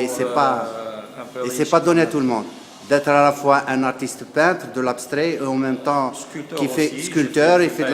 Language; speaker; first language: French; non-native, local second language; Arabic